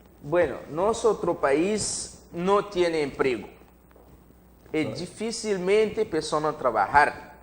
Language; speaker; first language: Spanish; non-native, learner; Haitian Creole